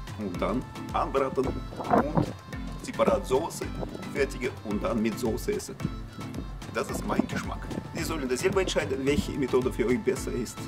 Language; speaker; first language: German; non-native, learner; Russian